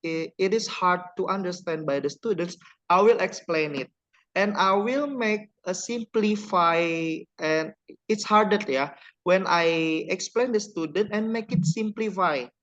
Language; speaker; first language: English; non-native, learner; Indonesian